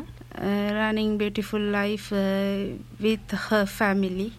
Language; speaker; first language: English; non-native, learner; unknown